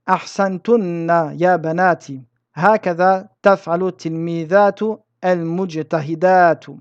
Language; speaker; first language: Arabic; non-native, fluent; French